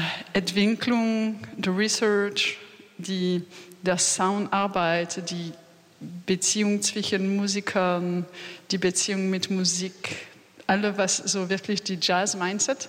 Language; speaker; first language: German; non-native, learner; French